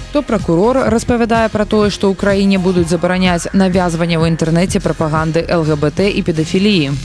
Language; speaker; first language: Belarusian; native; Belarusian